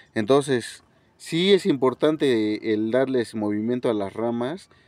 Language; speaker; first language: Spanish; native; Spanish